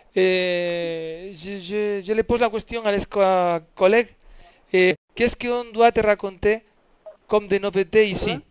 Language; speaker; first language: French; non-native, learner; Spanish